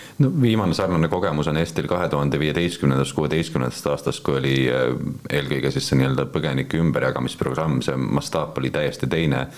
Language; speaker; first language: Estonian; native; Estonian